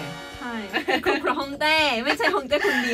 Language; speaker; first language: Thai; non-native, learner; Korean